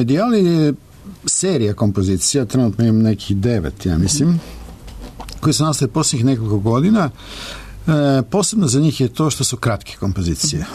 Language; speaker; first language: Serbian; native; Serbian